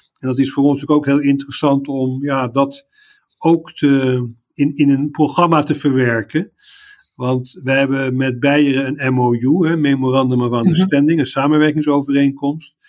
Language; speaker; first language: Dutch; native; Dutch